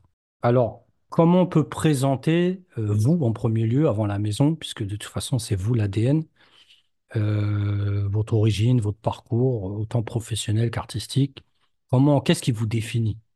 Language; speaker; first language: French; native; French